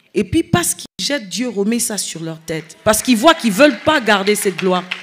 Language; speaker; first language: French; non-native, local second language; Lingala